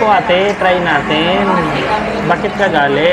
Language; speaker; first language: Filipino; non-native, learner; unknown